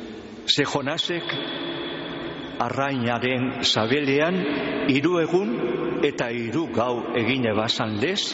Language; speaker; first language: Basque; native; Basque